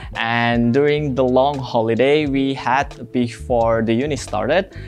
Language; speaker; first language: English; non-native, fluent; Indonesian